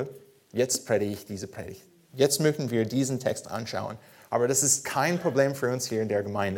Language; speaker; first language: German; non-native, fluent; English